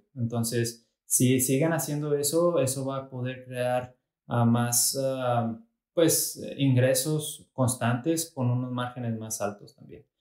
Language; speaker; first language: Spanish; early bilingual, heritage; Spanish